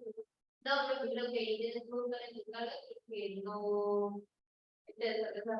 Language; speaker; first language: Spanish; native; Spanish